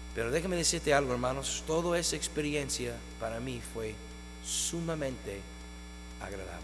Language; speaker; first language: Spanish; non-native, fluent; English